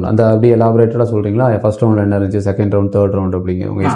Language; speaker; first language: Tamil; native; Tamil